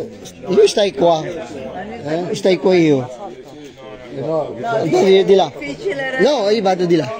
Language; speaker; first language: Italian; non-native, learner; Filipino